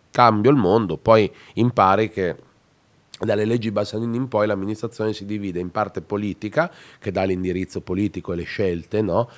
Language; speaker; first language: Italian; native; Italian